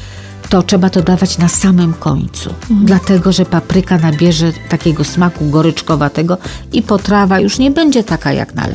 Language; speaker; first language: Polish; native; Polish